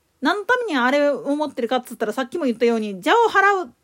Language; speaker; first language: Japanese; native; Japanese